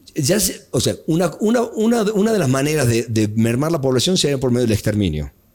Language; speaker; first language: Spanish; native; Spanish